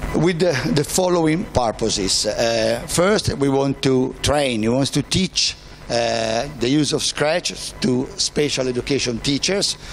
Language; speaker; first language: English; non-native, fluent; Italian